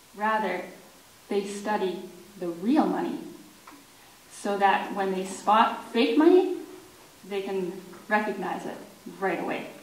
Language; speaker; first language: English; native; English